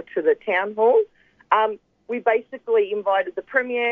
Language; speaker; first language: English; native; English